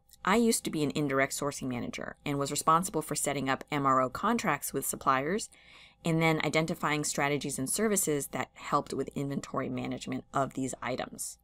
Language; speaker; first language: English; native; English